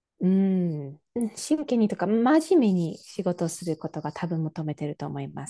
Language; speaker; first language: Japanese; non-native, fluent; English